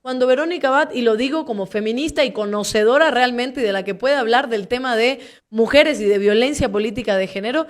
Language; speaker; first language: Spanish; native; Spanish